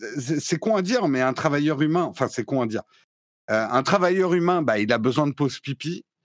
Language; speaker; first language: French; native; French